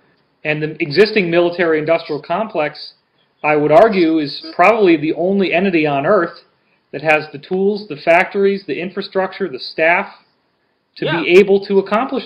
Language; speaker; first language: English; native; English